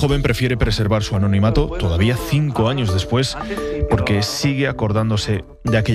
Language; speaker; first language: Spanish; native; Spanish